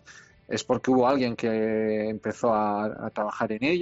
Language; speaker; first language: Spanish; native; Spanish